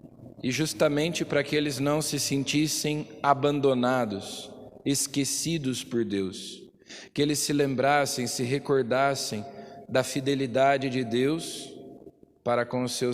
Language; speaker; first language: Portuguese; native; Portuguese